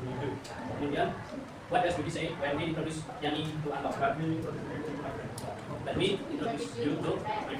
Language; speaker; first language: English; non-native, learner; Indonesian